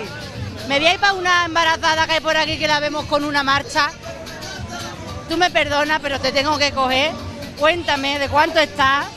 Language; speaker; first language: Spanish; native; Spanish